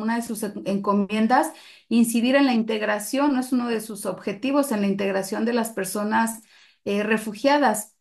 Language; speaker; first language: Spanish; native; Spanish